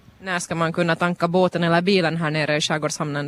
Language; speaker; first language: Swedish; native; Swedish